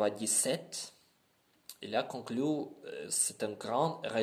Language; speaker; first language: French; non-native, learner; Ukrainian